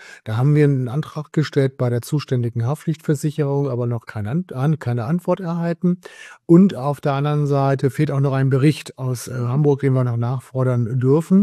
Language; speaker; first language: German; native; German